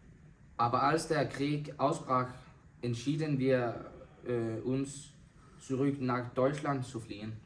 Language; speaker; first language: German; non-native, learner; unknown